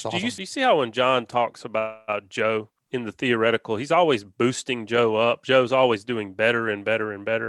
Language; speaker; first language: English; native; English